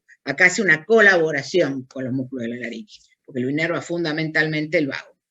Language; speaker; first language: Spanish; native; Spanish